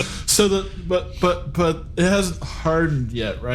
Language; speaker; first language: English; native; English